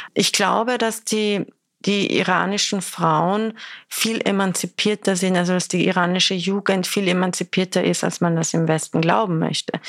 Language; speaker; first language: German; early bilingual, other home language; Persian